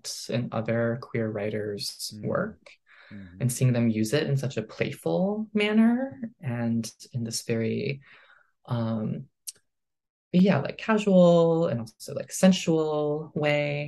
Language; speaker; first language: English; early bilingual, other home language; Min Nan Chinese